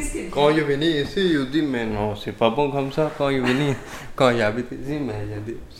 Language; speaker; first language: French; non-native, learner; Punjabi